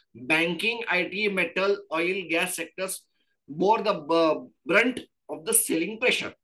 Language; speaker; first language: English; non-native, local second language; Marathi